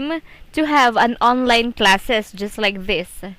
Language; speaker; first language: English; non-native, fluent; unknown